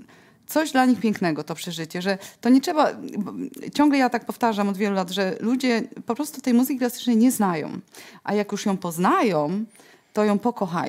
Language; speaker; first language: Polish; native; Polish